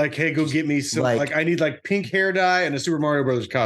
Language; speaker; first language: English; native; English